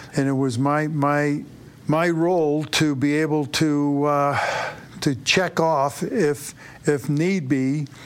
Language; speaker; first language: English; native; English